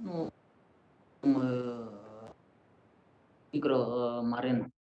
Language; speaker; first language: Russian; non-native, local second language; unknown